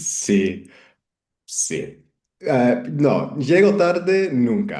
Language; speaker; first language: Spanish; non-native, fluent; English